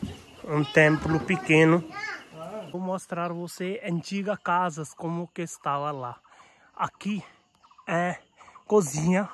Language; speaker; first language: Portuguese; non-native, learner; Hindi